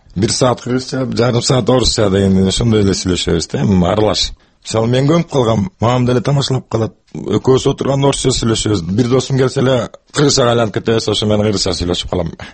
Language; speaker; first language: Kyrgyz; non-native, local second language; Russian